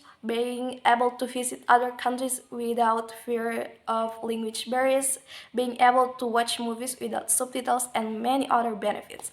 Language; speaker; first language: English; non-native, learner; Indonesian